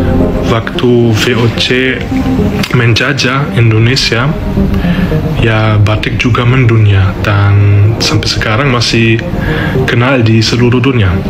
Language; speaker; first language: Indonesian; non-native, fluent; German